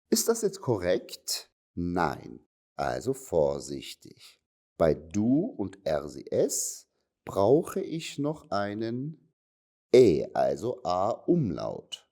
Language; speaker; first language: German; non-native, fluent; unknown